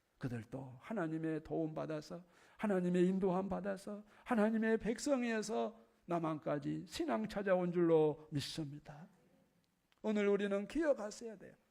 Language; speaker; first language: Korean; native; Korean